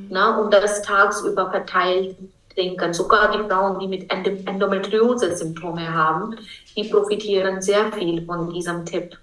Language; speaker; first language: German; non-native, fluent; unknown